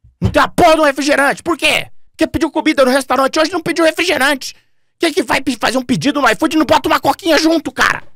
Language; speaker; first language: Portuguese; native; Portuguese